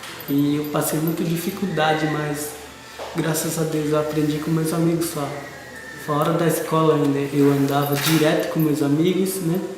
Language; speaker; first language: Portuguese; non-native, local second language; Guarani